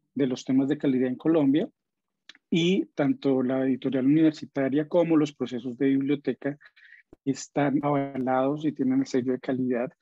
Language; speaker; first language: Spanish; native; Spanish